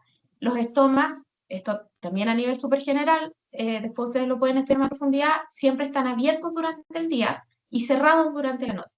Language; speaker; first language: Spanish; native; Spanish